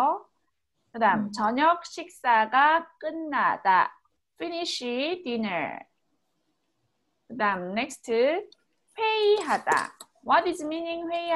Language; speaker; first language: Korean; native; Korean